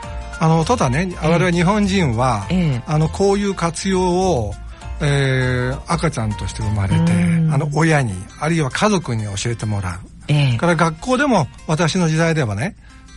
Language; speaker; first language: Japanese; native; Japanese